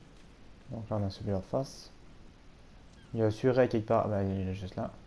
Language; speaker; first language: French; native; French